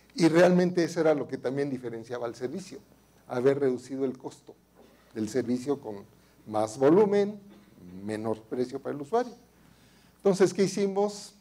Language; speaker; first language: Spanish; native; Spanish